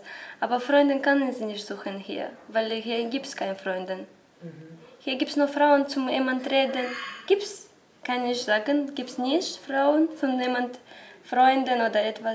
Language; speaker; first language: German; non-native, learner; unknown